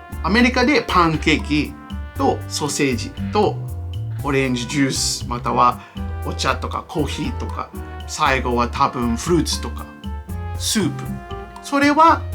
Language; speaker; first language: Japanese; non-native, fluent; English